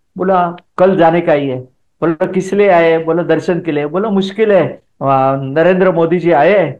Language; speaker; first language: Hindi; non-native, local second language; Marathi